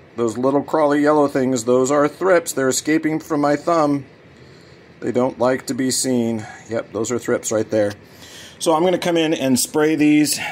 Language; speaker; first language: English; native; English